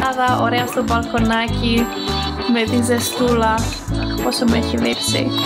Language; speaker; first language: Greek; early bilingual, other home language; Czech